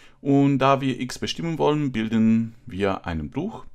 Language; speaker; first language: German; non-native, fluent; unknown